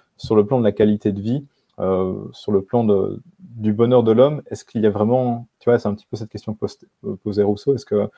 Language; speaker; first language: French; native; French